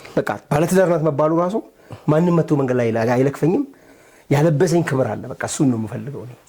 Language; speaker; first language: Amharic; non-native, local second language; Oromo